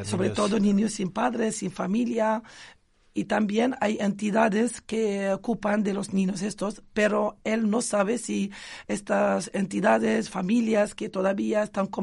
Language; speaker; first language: Spanish; non-native, local second language; Arabic